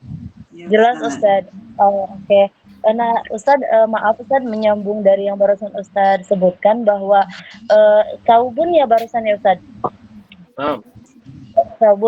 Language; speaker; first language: Indonesian; native; Indonesian